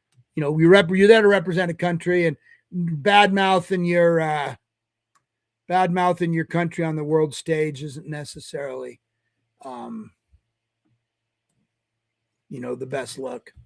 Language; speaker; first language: English; native; English